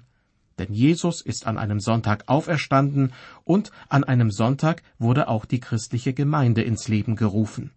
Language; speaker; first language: German; native; German